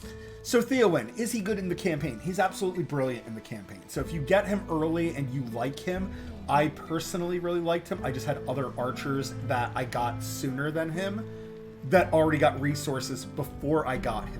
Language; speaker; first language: English; native; English